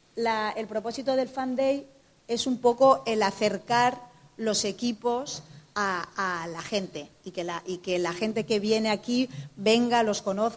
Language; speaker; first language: Spanish; native; Spanish